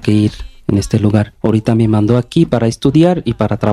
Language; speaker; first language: Spanish; non-native, learner; Bangla